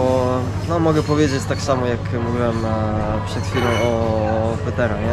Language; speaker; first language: Polish; non-native, fluent; Italian